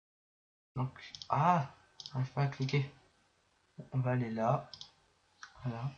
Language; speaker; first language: French; native; French